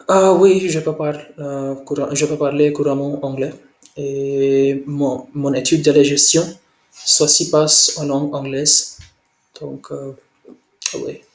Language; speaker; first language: French; non-native, learner; Hindi